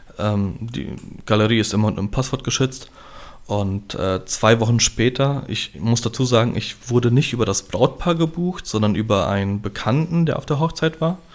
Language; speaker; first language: German; early bilingual, other home language; Polish